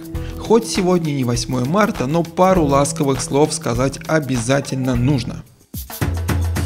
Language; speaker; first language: Russian; native; Russian